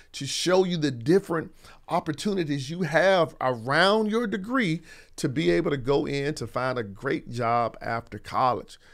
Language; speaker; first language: English; native; English